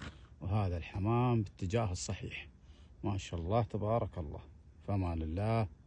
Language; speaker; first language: Arabic; native; Arabic